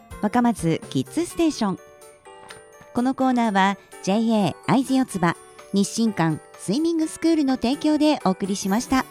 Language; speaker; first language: Japanese; native; Japanese